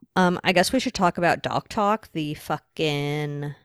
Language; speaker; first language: English; native; English